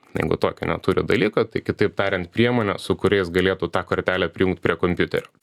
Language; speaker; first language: Lithuanian; native; Lithuanian